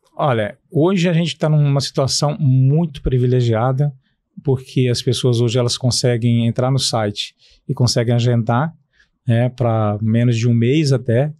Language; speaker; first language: Portuguese; native; Portuguese